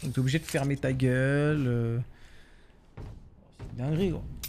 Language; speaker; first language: French; native; French